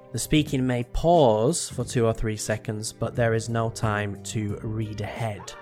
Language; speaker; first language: English; native; English